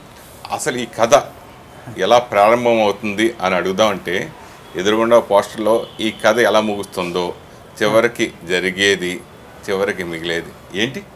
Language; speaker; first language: Telugu; native; Telugu